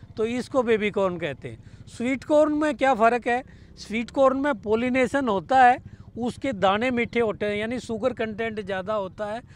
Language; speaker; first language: Hindi; native; Hindi